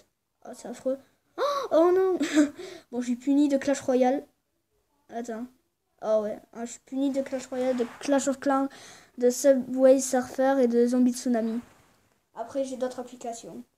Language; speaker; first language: French; native; French